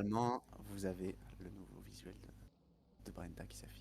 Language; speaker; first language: French; native; French